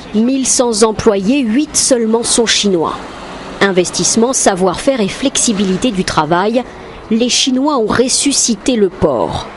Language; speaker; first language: French; native; French